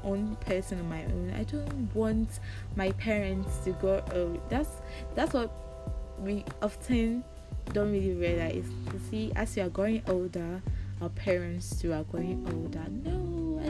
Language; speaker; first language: English; non-native, local second language; Akan